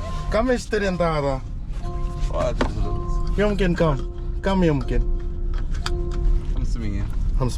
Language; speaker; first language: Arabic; non-native, learner; Malayalam